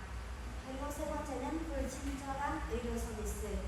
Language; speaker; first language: Korean; non-native, fluent; Khmer